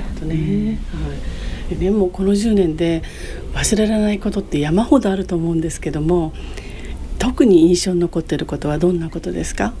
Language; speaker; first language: Japanese; native; Japanese